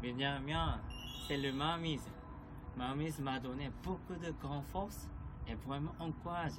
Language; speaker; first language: French; non-native, learner; Korean